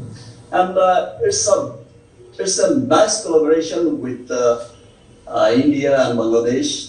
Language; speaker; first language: English; non-native, local second language; Bangla